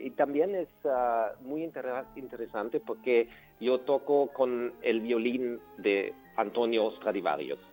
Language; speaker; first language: Spanish; non-native, learner; German